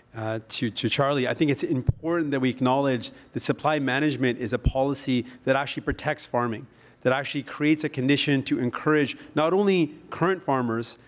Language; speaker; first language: English; native; English